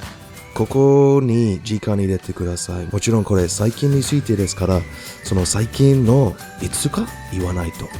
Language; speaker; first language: Japanese; non-native, fluent; English